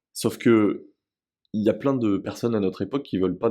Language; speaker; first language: French; native; French